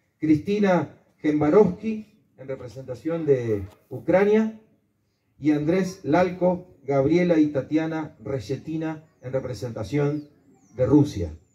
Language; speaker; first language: Spanish; native; Spanish